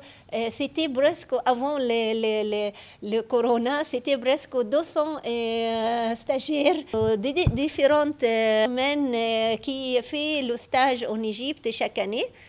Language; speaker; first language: French; non-native, fluent; Arabic